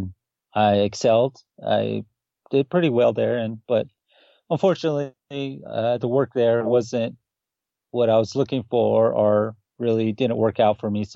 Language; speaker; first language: English; native; English